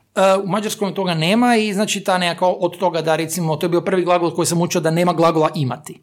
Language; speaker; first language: Croatian; native; Croatian